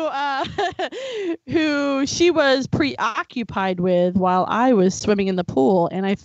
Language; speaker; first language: English; native; English